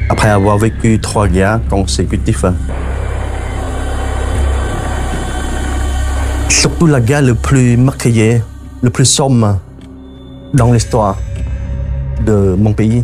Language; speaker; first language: French; non-native, fluent; Khmer